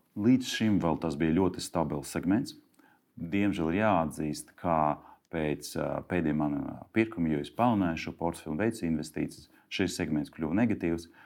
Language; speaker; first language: Latvian; non-native, local second language; Russian